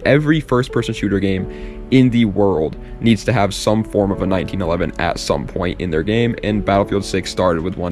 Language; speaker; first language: English; native; English